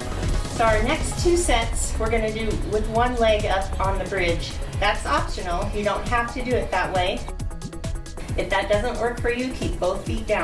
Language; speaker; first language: English; native; English